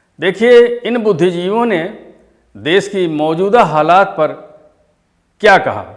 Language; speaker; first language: Hindi; native; Hindi